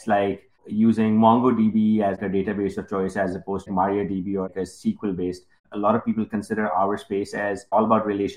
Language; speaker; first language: English; non-native, local second language; Urdu